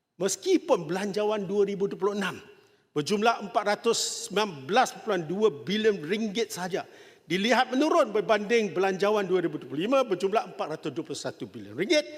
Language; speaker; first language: Malay; non-native, local second language; Chinese